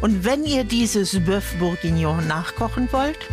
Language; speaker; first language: German; native; German